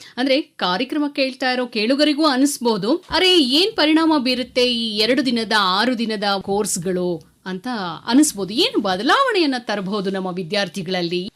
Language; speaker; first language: Kannada; native; Kannada